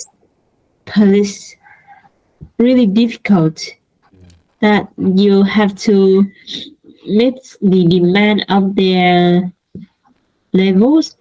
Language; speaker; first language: English; non-native, learner; Vietnamese